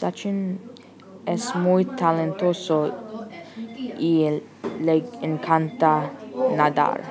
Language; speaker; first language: Spanish; non-native, learner; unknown